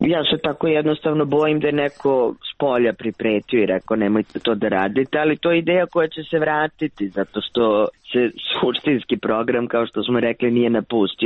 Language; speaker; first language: Croatian; native; Croatian